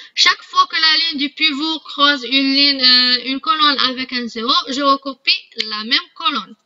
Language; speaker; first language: French; non-native, local second language; Arabic